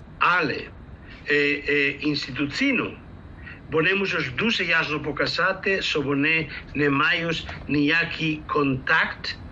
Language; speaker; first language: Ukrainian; non-native, fluent; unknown